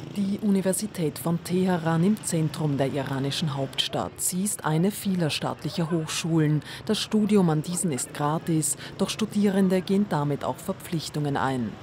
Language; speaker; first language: German; native; German